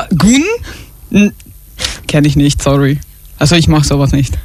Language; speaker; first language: German; early bilingual, other home language; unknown